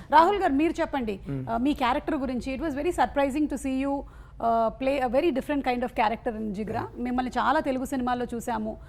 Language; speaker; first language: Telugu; non-native, local second language; Malayalam